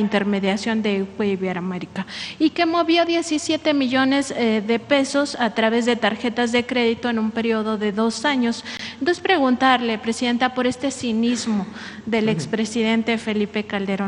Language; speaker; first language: Spanish; native; Spanish